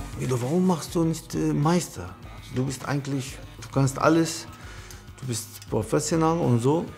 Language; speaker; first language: German; non-native, learner; Arabic